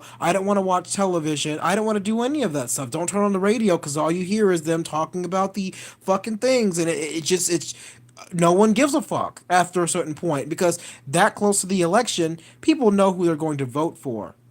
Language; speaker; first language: English; native; English